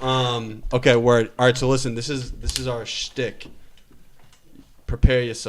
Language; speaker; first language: English; native; English